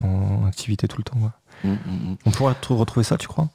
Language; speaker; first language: French; native; French